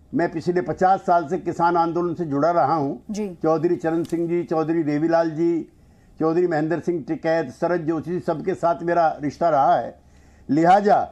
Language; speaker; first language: Hindi; native; Hindi